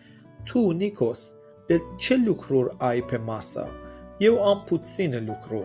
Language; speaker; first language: Romanian; non-native, fluent; Persian